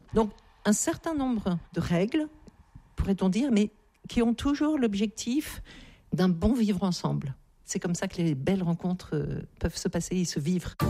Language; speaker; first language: French; native; French